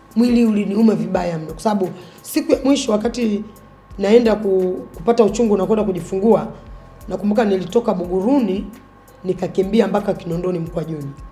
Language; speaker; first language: Swahili; native; Swahili